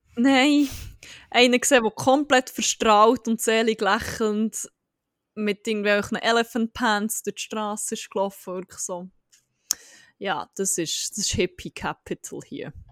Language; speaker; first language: German; native; German